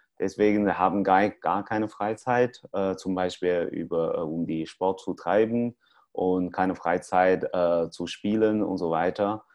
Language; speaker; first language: German; non-native, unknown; Chinese